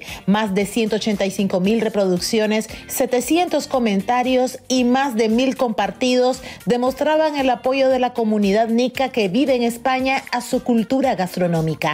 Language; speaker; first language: Spanish; native; Spanish